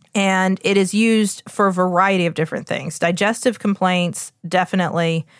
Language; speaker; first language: English; native; English